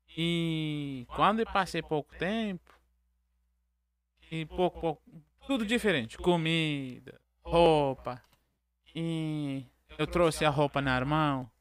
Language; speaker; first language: Portuguese; non-native, learner; Arabic